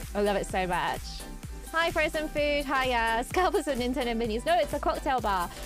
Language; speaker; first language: English; native; English